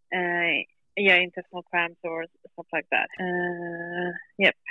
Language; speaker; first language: English; non-native, fluent; Swedish